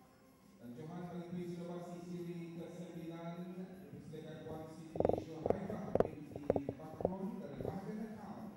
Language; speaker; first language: Malay; native; Malay